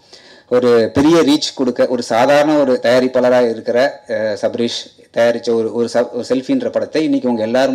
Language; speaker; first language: Tamil; native; Tamil